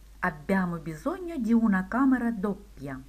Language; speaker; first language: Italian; non-native, fluent; Ukrainian